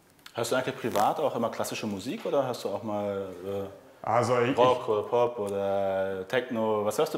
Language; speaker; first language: German; native; German